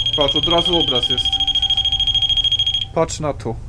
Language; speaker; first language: Polish; native; Polish